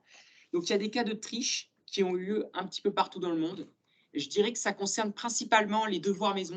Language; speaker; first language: French; native; French